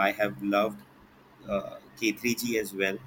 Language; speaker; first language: English; non-native, local second language; Hindi